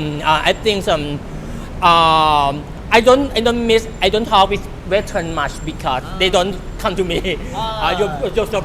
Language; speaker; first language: English; non-native, learner; Thai